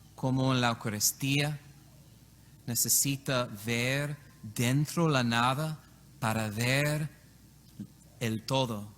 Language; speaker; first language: Spanish; non-native, learner; English